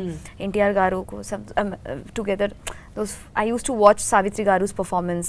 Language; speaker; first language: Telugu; non-native, learner; Bangla